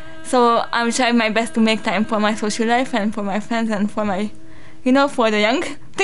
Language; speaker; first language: English; non-native, fluent; Hungarian